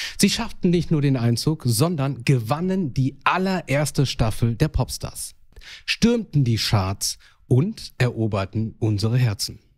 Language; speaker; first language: German; early bilingual, other home language; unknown